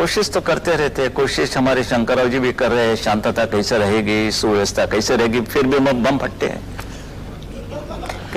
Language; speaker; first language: Hindi; non-native, local second language; Marathi